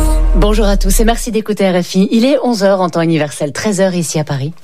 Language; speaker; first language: French; native; French